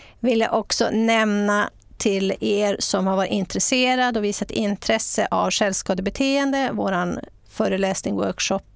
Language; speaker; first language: Swedish; native; Swedish